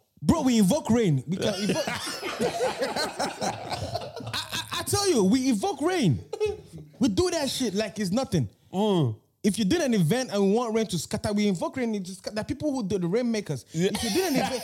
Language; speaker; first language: English; non-native, local second language; Igbo